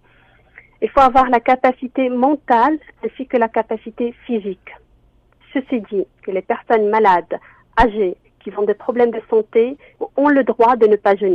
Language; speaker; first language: French; non-native, local second language; Arabic